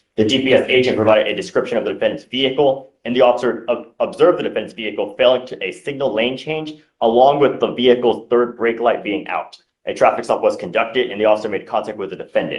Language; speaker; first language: English; native; English